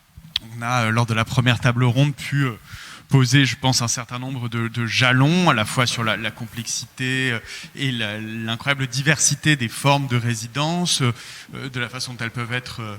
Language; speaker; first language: French; native; French